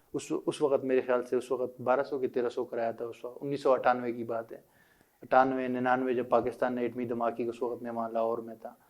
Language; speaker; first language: Urdu; non-native, local second language; Pashto